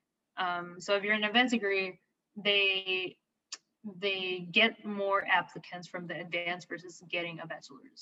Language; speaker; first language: English; non-native, local second language; Filipino